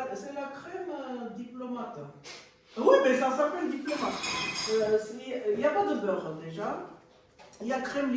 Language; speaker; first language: French; non-native, fluent; Armenian